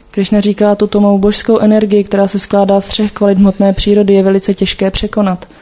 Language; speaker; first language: Czech; native; Czech